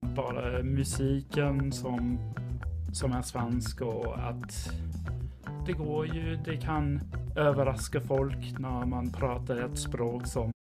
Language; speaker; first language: Swedish; non-native, fluent; English